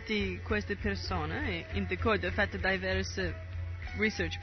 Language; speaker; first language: Italian; non-native, learner; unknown